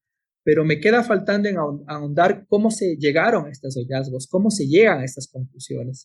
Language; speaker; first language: Spanish; native; Spanish